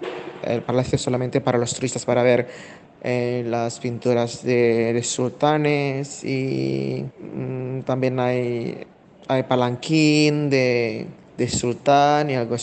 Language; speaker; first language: Spanish; non-native, fluent; Indonesian